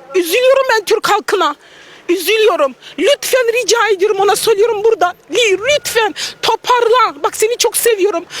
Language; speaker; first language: Turkish; non-native, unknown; Russian